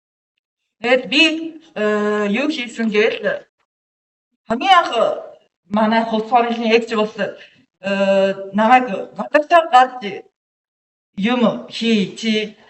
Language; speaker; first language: Mongolian; non-native, learner; Japanese